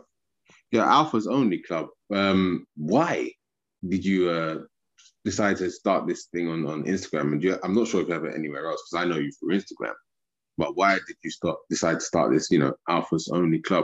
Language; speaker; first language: English; native; English